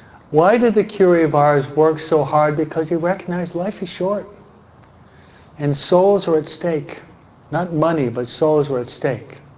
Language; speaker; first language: English; native; English